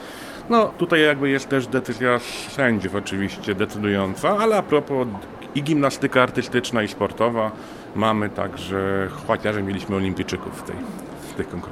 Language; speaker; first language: Polish; native; Polish